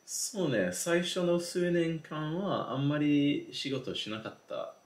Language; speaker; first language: Japanese; non-native, fluent; English